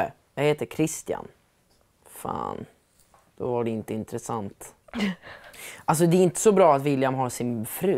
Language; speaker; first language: Swedish; native; Swedish